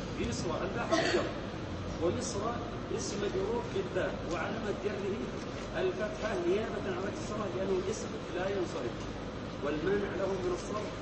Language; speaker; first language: Arabic; non-native, learner; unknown